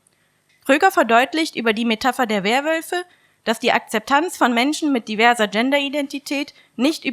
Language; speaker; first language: German; native; German